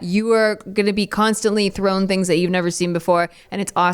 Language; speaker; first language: English; native; English